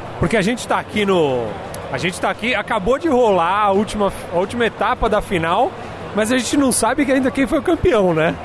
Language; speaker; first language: Portuguese; native; Portuguese